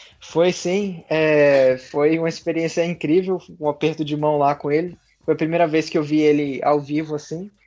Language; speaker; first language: Portuguese; early bilingual, heritage; Portuguese